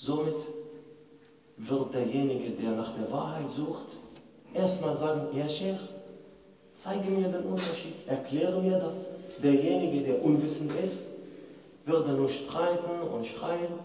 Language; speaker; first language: German; non-native, fluent; Arabic